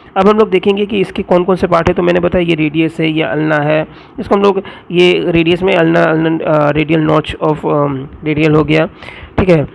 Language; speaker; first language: Hindi; non-native, local second language; Bangla